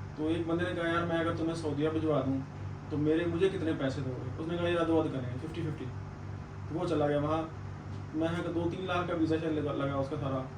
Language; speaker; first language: Urdu; non-native, local second language; Punjabi